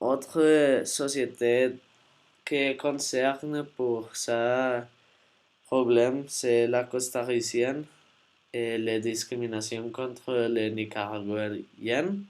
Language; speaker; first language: French; non-native, learner; Spanish